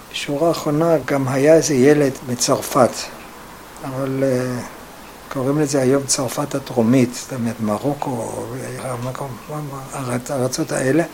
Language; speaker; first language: Hebrew; non-native, fluent; German